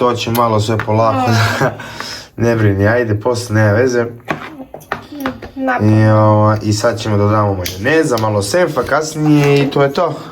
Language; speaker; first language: Croatian; native; Croatian